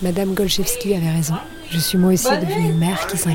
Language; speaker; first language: French; native; French